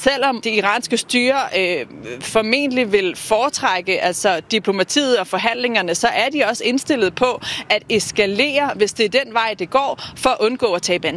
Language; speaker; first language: Danish; native; Danish